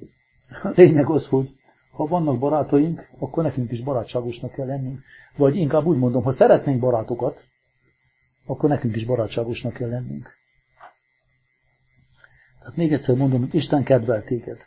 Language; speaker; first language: Hungarian; native; Hungarian